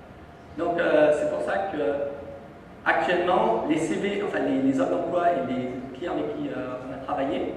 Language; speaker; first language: French; native; French